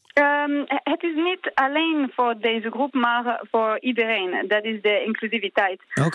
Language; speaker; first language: Dutch; non-native, learner; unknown